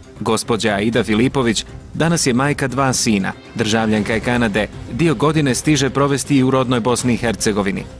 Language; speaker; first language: Serbian; native; Serbian